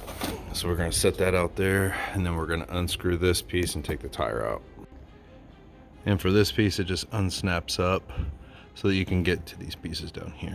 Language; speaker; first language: English; native; English